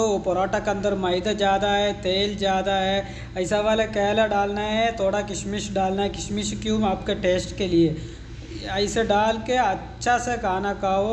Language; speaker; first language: Hindi; non-native, local second language; Malayalam